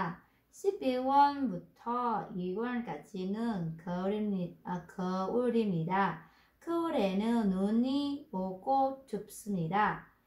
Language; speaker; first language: Korean; non-native, fluent; Vietnamese